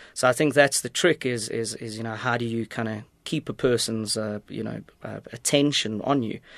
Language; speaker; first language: English; native; English